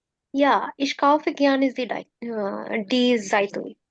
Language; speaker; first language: German; non-native, learner; Bangla